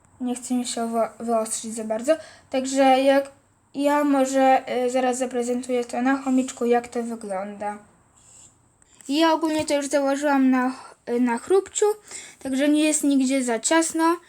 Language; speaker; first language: Polish; native; Polish